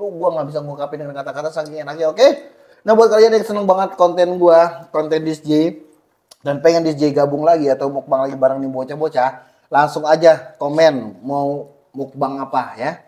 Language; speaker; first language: Indonesian; native; Indonesian